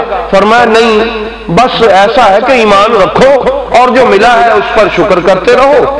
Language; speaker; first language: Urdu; non-native, local second language; Punjabi